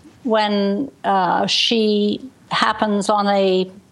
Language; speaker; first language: English; native; English